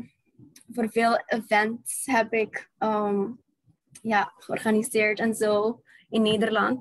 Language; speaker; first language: Dutch; non-native, local second language; Papiamento